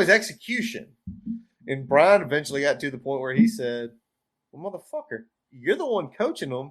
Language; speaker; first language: English; native; English